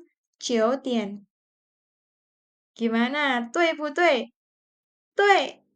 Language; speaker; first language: Chinese; non-native, fluent; Indonesian